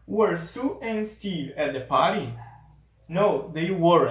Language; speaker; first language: English; non-native, fluent; Portuguese